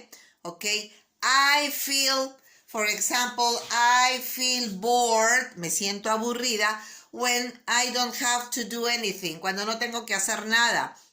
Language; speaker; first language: English; non-native, learner; Spanish